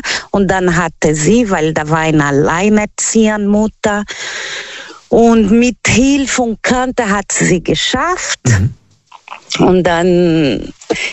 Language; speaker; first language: German; non-native, fluent; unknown